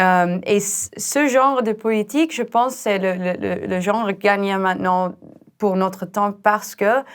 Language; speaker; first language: French; non-native, fluent; Dutch